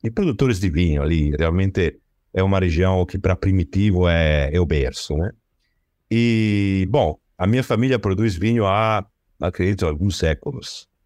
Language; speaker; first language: Portuguese; non-native, fluent; Italian